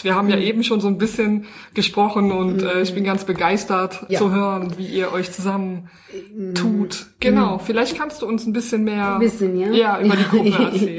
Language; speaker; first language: German; native; German